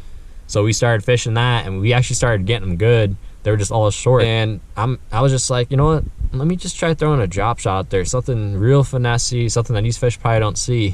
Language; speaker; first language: English; native; English